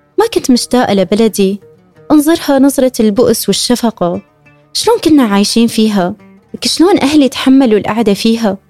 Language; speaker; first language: Arabic; native; Arabic